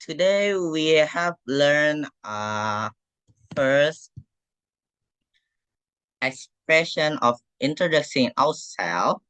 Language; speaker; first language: English; non-native, fluent; Indonesian